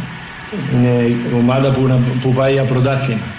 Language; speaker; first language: Greek; non-native, fluent; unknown